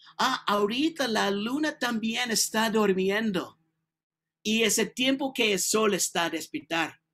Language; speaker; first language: Spanish; non-native, learner; English